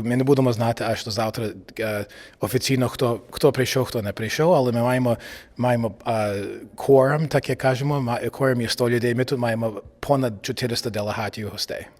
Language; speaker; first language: Ukrainian; early bilingual, heritage; English